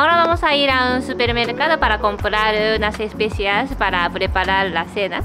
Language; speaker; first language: Spanish; non-native, fluent; Japanese